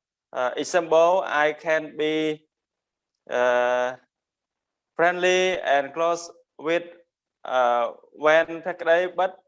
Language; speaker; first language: English; non-native, learner; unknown